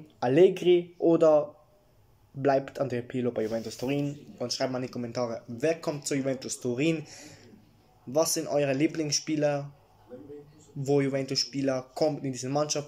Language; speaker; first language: German; early bilingual, other home language; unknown